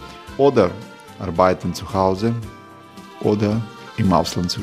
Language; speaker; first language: German; non-native, learner; Croatian